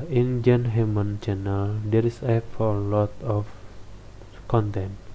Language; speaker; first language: English; non-native, learner; Indonesian